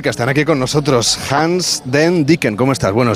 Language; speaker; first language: Spanish; native; Spanish